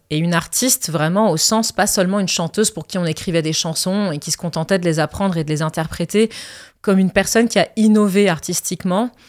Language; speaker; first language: French; early bilingual, other home language; Arabic